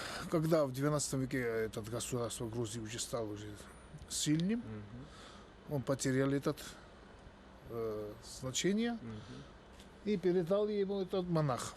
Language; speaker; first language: Russian; non-native, learner; Georgian